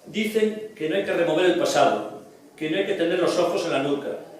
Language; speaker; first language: Spanish; non-native, local second language; Galician